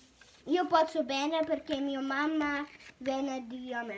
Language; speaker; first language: Italian; early bilingual, heritage; Italian